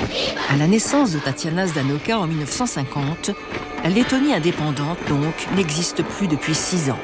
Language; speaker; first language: French; native; French